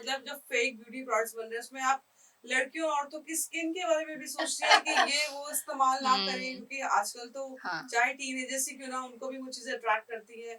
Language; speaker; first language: Hindi; native; Hindi